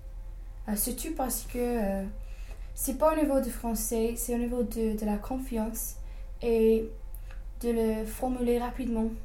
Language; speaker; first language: French; non-native, fluent; English